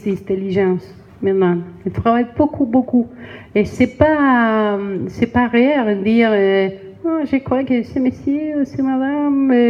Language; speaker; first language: French; non-native, learner; Spanish